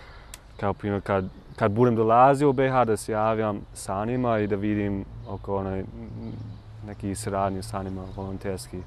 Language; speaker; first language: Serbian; non-native, learner; English